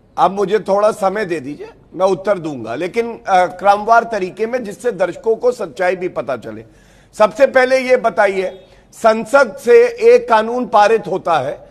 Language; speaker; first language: Hindi; native; Hindi